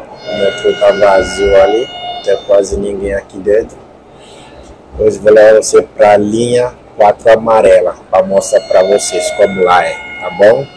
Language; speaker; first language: Portuguese; non-native, learner; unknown